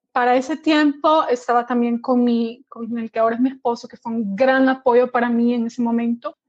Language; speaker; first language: Spanish; native; Spanish